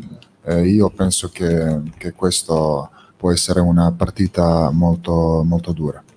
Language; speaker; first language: Italian; non-native, fluent; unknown